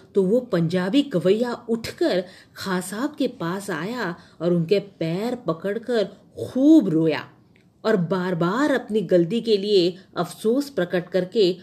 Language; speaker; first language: Hindi; non-native, local second language; Marathi